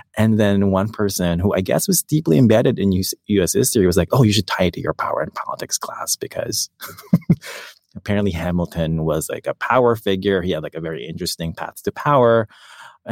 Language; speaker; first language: English; non-native, local second language; Filipino